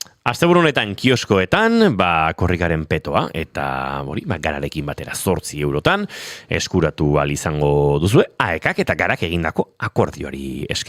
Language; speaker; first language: Basque; native; Basque